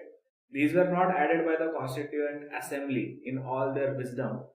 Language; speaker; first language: English; non-native, local second language; Hindi